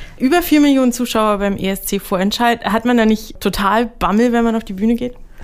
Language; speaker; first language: German; native; German